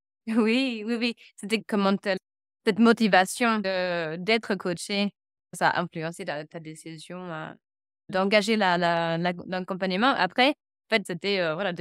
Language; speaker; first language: French; non-native, fluent; English